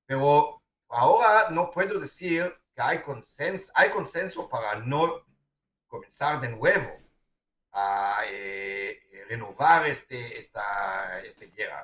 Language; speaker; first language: Spanish; non-native, fluent; Hebrew